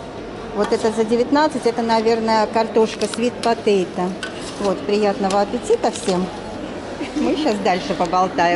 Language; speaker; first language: Russian; native; Russian